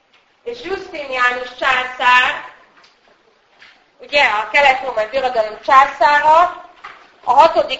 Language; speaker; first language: Hungarian; native; Hungarian